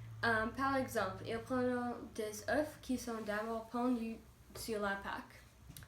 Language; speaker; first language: French; non-native, learner; English